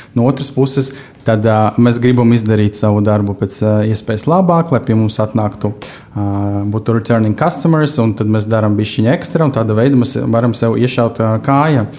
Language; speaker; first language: Latvian; non-native, local second language; Russian